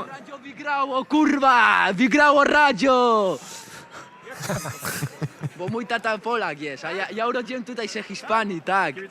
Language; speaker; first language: Polish; early bilingual, heritage; Spanish